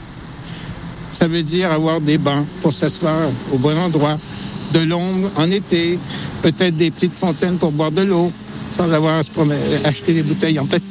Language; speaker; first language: French; native; French